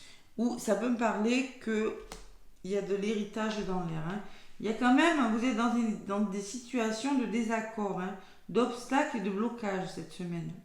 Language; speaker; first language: French; native; French